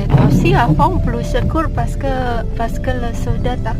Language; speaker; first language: French; non-native, learner; Indonesian